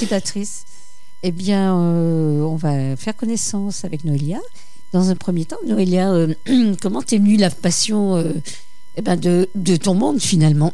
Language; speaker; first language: French; native; French